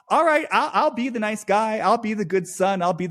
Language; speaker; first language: English; native; English